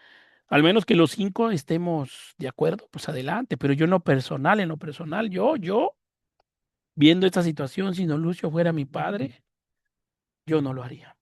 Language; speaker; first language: Spanish; native; Spanish